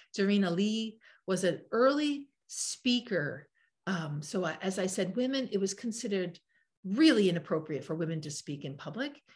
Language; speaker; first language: English; native; English